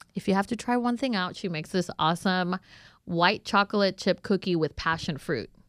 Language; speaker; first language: English; non-native, fluent; Spanish